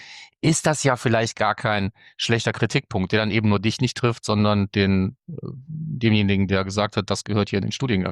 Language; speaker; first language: German; native; German